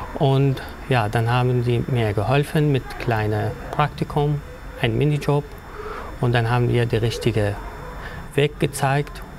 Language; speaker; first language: German; non-native, learner; Arabic